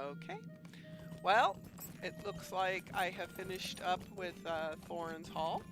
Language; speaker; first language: English; native; English